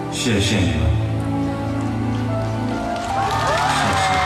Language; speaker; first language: Chinese; non-native, learner; Korean